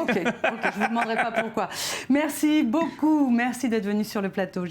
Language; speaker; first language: French; native; French